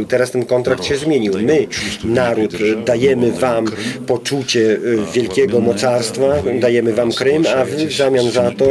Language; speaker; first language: Polish; non-native, fluent; Russian